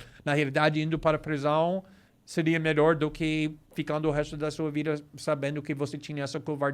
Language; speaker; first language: Portuguese; non-native, fluent; English